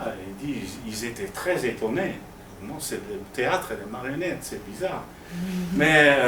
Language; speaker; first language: French; non-native, fluent; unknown